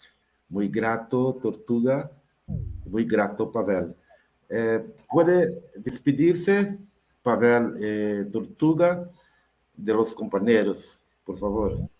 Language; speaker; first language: Spanish; non-native, learner; Portuguese